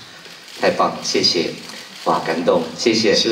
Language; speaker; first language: Chinese; native; Chinese